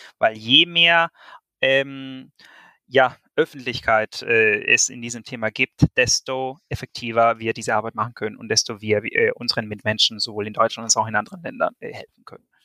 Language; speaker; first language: German; non-native, fluent; Spanish